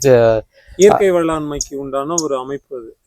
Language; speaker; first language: Tamil; native; Tamil